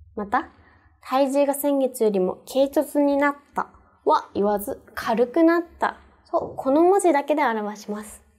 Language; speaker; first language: Japanese; native; Japanese